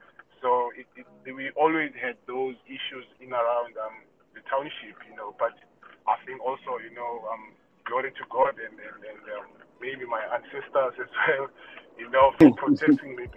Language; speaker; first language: English; non-native, local second language; Xhosa